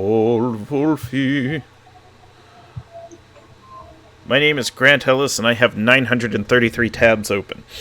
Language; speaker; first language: English; native; English